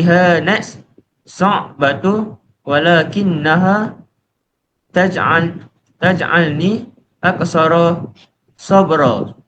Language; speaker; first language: Arabic; non-native, learner; Malay